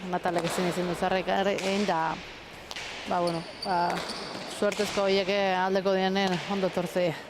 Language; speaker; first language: Basque; native; Basque